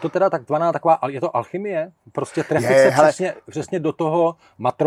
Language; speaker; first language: Czech; native; Czech